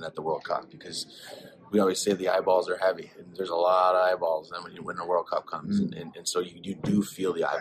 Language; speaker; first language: English; native; English